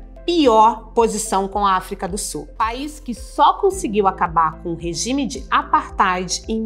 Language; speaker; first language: Portuguese; native; Portuguese